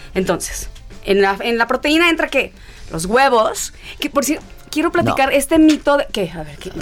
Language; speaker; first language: Spanish; native; Spanish